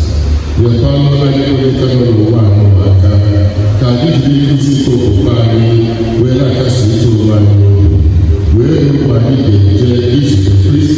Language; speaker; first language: Igbo; native; Igbo